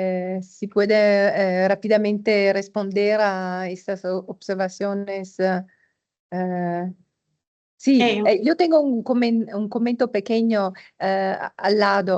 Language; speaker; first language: Spanish; non-native, fluent; Italian